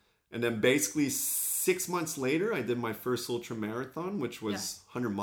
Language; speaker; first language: English; non-native, fluent; French